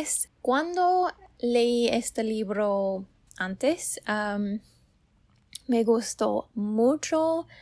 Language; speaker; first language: Spanish; non-native, learner; English